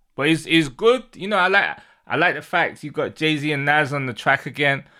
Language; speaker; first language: English; native; English